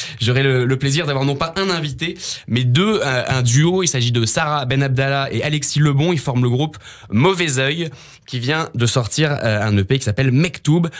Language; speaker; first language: French; native; French